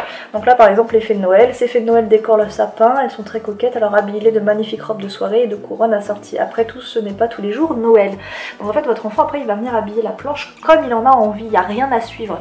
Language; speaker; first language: French; native; French